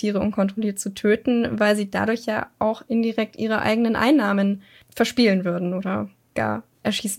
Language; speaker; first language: German; native; German